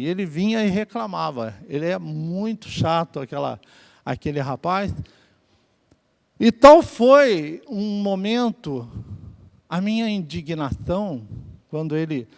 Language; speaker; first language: Portuguese; native; Portuguese